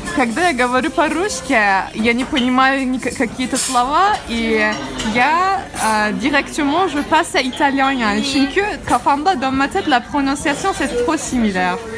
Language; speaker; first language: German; non-native, learner; Turkish